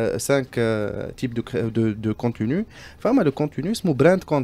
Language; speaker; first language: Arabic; native; Arabic